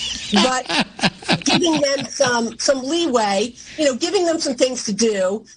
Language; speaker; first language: English; native; English